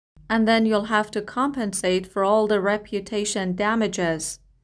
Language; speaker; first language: English; non-native, fluent; Persian